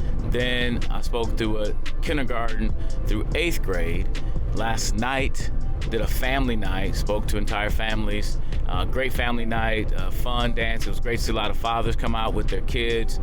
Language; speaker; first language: English; native; English